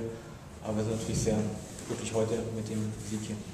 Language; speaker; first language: German; native; German